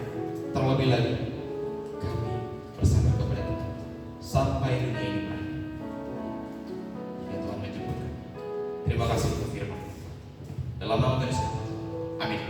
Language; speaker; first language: Indonesian; native; Indonesian